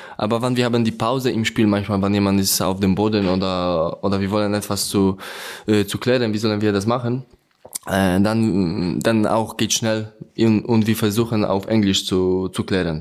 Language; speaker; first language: German; non-native, learner; Polish